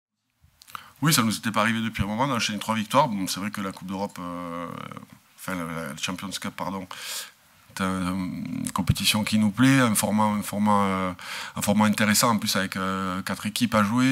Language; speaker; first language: French; native; French